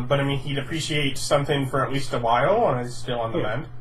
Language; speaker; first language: English; native; English